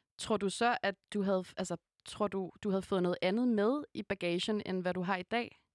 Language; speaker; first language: Danish; native; Danish